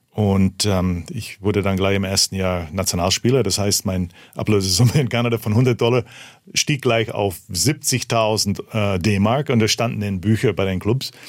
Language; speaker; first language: German; early bilingual, heritage; German